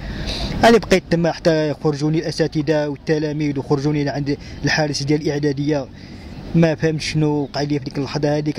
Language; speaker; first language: Arabic; native; Arabic